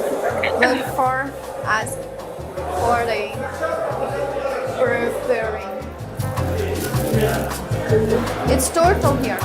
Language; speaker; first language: English; non-native, learner; Portuguese